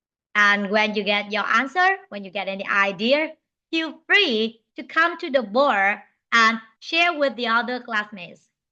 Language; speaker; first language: English; non-native, fluent; Vietnamese